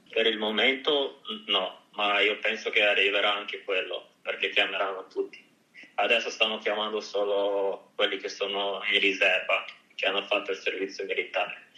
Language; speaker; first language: Italian; early bilingual, other home language; Ukrainian